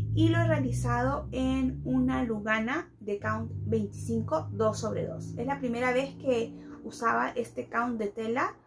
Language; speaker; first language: Spanish; native; Spanish